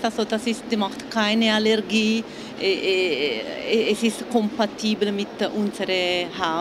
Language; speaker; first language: German; non-native, fluent; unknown